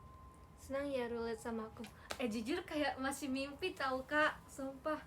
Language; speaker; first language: Indonesian; native; Indonesian